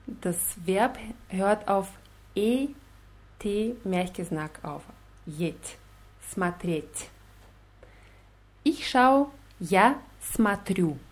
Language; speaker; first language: German; non-native, fluent; Russian